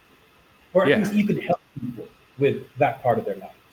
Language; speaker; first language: English; non-native, local second language; Filipino